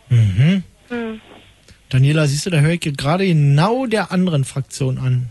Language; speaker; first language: German; native; German